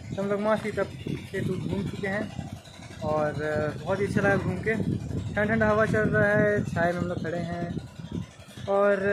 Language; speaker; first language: Hindi; native; Hindi